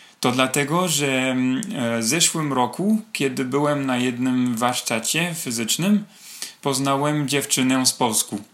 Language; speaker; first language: Polish; non-native, learner; French